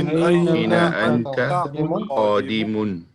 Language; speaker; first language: Arabic; non-native, learner; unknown